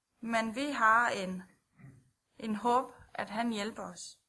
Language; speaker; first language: Danish; non-native, fluent; Romanian